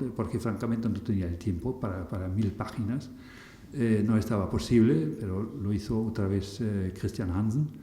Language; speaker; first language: Spanish; non-native, fluent; German